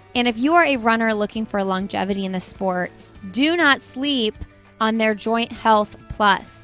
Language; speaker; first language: English; native; English